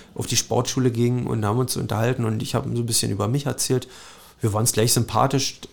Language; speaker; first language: German; native; German